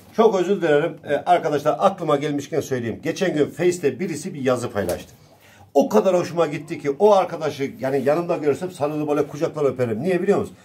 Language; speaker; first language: Turkish; native; Turkish